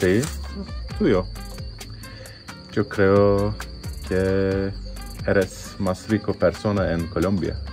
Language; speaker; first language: Spanish; non-native, learner; Turkish